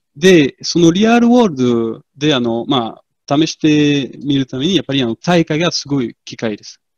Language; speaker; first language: Japanese; non-native, fluent; French